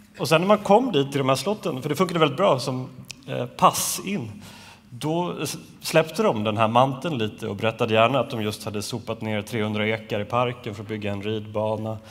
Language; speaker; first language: Swedish; native; Swedish